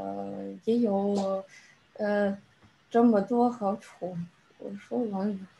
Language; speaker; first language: Chinese; non-native, learner; Russian